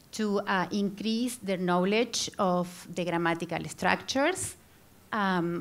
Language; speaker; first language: English; non-native, fluent; Spanish